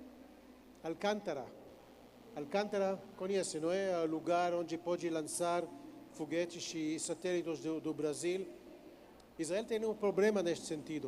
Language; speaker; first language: Portuguese; non-native, fluent; Hebrew